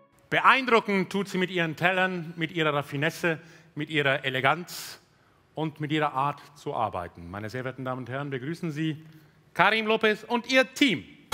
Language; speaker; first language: German; native; German